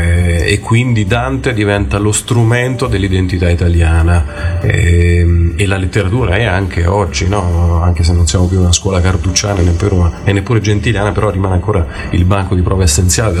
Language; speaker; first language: Italian; native; Italian